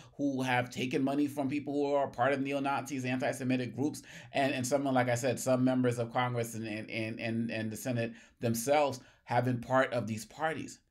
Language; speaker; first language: English; native; English